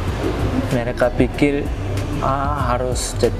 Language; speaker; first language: Indonesian; non-native, fluent; Korean